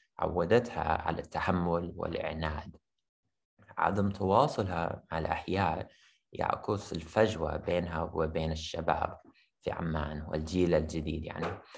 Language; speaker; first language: Arabic; non-native, fluent; English